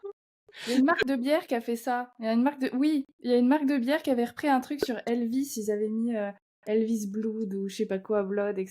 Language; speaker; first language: French; native; French